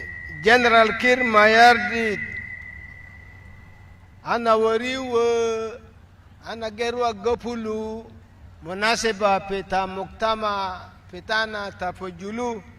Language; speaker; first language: Arabic; non-native, local second language; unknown